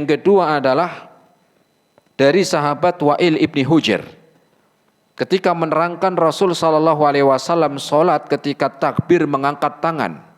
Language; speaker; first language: Indonesian; native; Indonesian